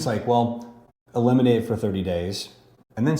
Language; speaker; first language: English; native; English